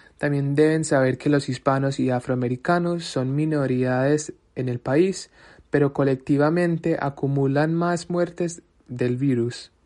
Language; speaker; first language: Spanish; early bilingual, heritage; Spanish